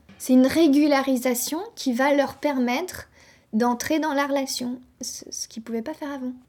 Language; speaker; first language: French; native; French